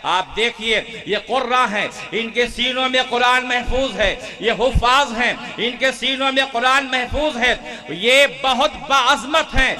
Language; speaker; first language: Urdu; native; Urdu